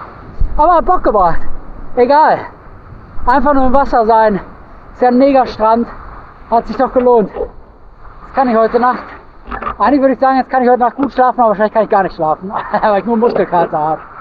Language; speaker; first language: German; native; German